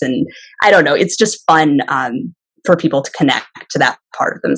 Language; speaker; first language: English; native; English